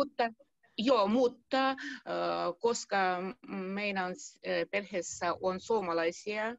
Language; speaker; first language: Finnish; non-native, learner; Russian